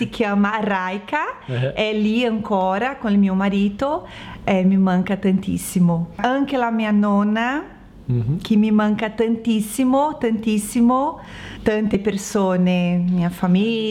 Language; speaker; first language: Italian; non-native, learner; Portuguese